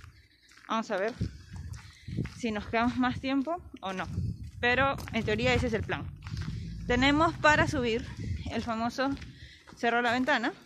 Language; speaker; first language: Spanish; native; Spanish